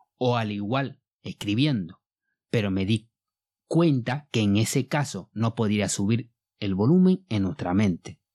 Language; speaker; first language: Spanish; non-native, fluent; Bambara